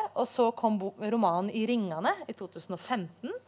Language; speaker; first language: Norwegian; native; Norwegian